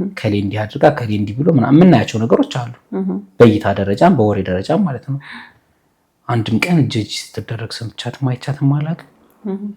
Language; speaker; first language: Amharic; native; Amharic